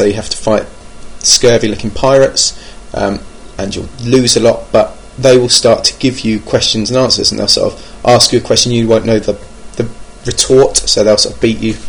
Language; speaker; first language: English; native; English